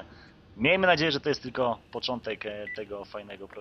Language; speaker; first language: Polish; native; Polish